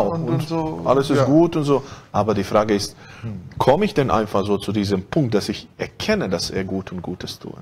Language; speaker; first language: German; non-native, fluent; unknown